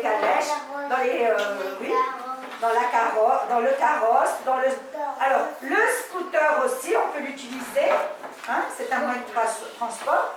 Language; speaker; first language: French; non-native, local second language; Arabic